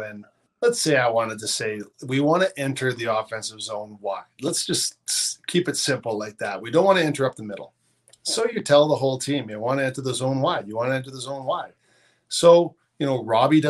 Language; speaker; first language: English; native; English